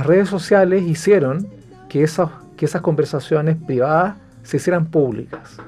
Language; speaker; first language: Spanish; native; Spanish